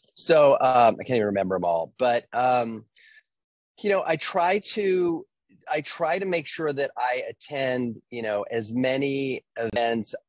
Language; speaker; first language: English; native; English